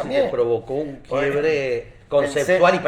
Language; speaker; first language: Spanish; native; Spanish